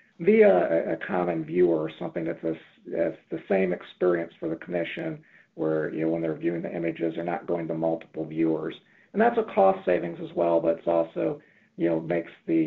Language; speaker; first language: English; native; English